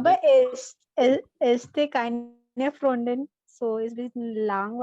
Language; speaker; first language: German; non-native, learner; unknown